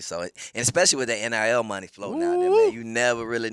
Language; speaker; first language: English; native; English